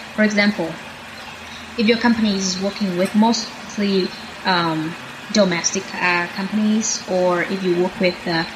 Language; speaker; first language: English; non-native, fluent; Vietnamese